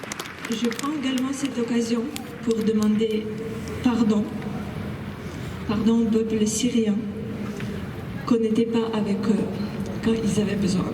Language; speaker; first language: French; non-native, fluent; Ukrainian